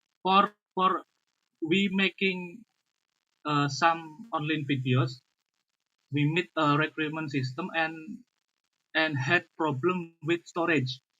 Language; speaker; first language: English; non-native, learner; Indonesian